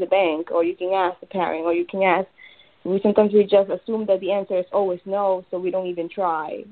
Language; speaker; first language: English; early bilingual, other home language; Spanish